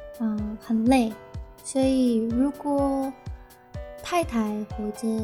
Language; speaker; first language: Chinese; early bilingual, heritage; Chinese